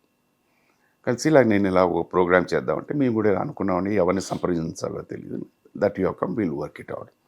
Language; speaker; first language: Telugu; native; Telugu